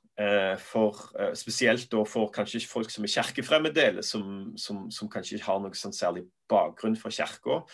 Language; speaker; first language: Norwegian; native; Norwegian